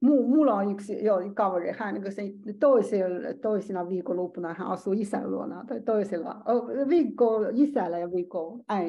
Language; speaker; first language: Finnish; non-native, learner; Chinese